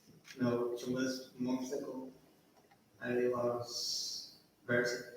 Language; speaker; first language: English; non-native, learner; Portuguese